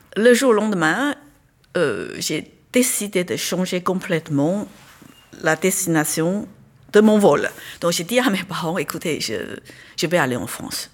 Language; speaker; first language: French; non-native, fluent; Chinese